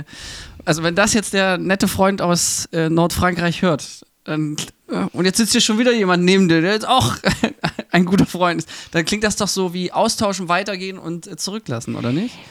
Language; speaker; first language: German; native; German